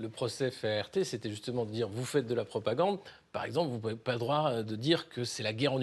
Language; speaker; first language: French; native; French